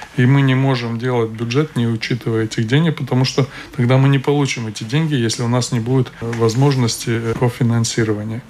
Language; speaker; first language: Russian; non-native, local second language; Latvian